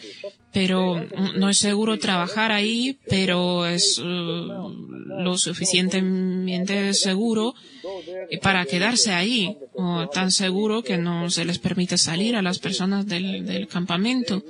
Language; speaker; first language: Spanish; non-native, fluent; Bosnian